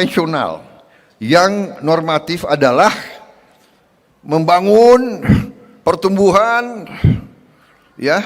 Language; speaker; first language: Indonesian; native; Indonesian